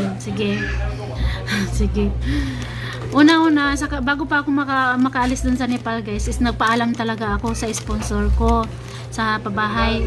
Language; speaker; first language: Filipino; non-native, local second language; Cebuano